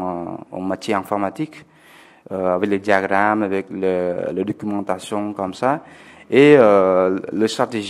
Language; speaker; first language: French; non-native, fluent; Khmer